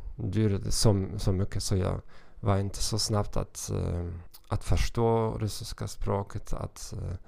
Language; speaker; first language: Swedish; non-native, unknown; German